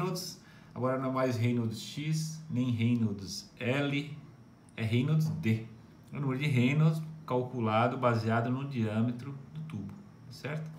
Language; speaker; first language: Portuguese; native; Portuguese